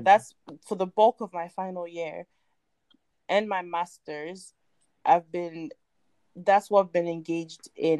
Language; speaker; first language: English; non-native, local second language; French